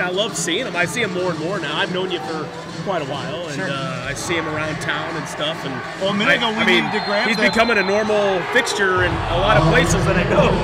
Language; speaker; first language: English; native; English